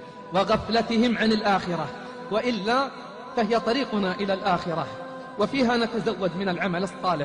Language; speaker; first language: Arabic; native; Arabic